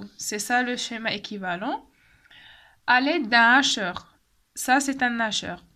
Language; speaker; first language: French; non-native, local second language; Arabic